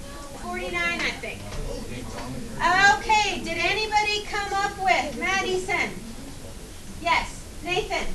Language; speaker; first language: English; native; English